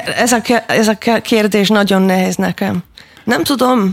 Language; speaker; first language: Hungarian; non-native, learner; German